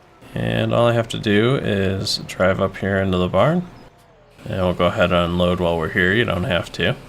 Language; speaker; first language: English; native; English